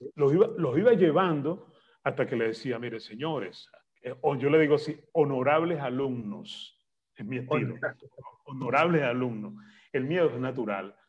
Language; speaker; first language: Spanish; native; Spanish